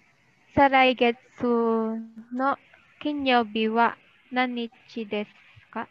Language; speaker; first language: Japanese; non-native, learner; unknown